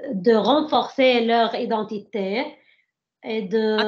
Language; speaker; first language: French; non-native, learner; Arabic